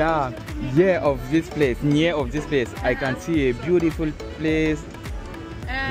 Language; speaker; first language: English; non-native, learner; French